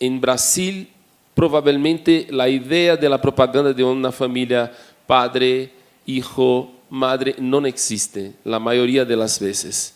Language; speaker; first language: Spanish; non-native, fluent; Portuguese